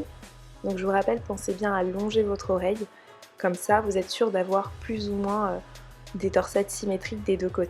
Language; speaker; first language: French; native; French